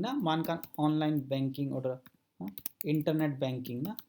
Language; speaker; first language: German; non-native, fluent; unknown